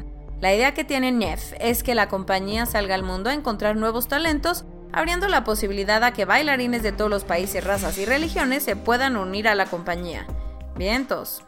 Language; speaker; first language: Spanish; native; Spanish